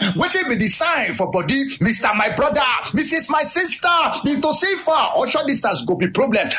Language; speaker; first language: Nigerian Pidgin; native; Nigerian Pidgin